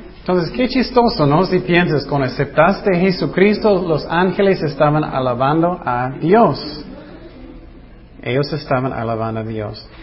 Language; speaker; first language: Spanish; non-native, fluent; English